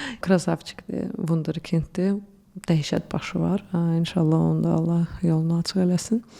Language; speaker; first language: Azerbaijani; early bilingual, heritage; Azerbaijani